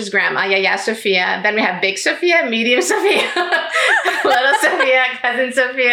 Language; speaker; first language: English; early bilingual, other home language; Greek